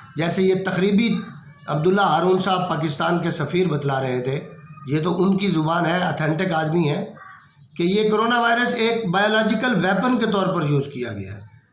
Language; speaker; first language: Urdu; non-native, local second language; Punjabi